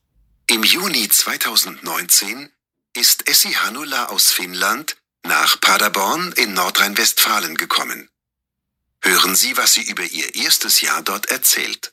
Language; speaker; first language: German; native; German